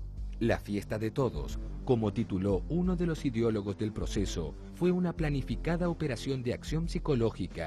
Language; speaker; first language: Spanish; native; Spanish